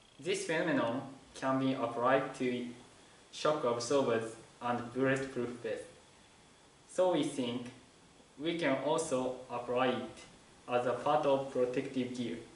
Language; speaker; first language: English; non-native, learner; Japanese